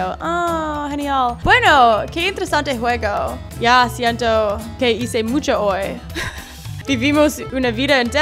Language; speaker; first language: Spanish; non-native, learner; English